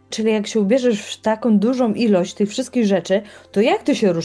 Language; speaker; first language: Polish; native; Polish